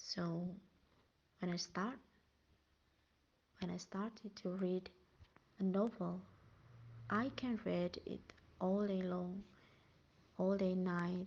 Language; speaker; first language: English; non-native, learner; Indonesian